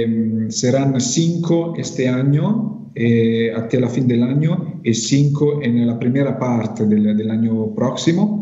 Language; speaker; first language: Spanish; non-native, fluent; Italian